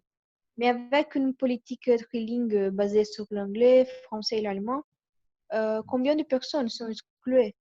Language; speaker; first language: French; non-native, learner; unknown